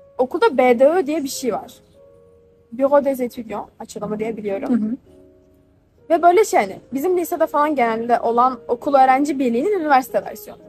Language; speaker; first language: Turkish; native; Turkish